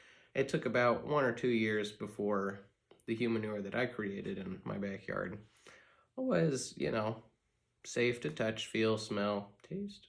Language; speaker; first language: English; native; English